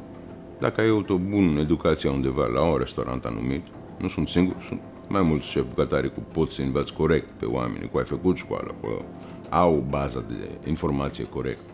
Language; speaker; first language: Romanian; non-native, learner; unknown